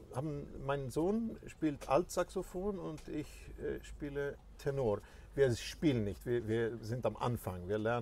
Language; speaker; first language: German; non-native, fluent; Swedish